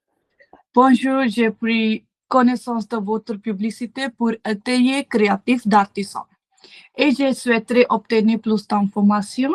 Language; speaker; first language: French; non-native, learner; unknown